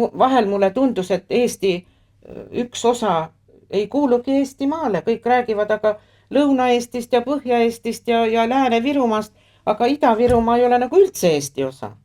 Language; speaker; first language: Estonian; native; Estonian